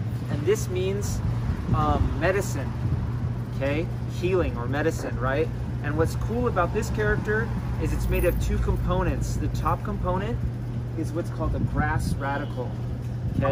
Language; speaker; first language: English; native; English